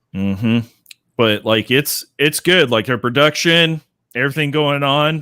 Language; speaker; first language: English; native; English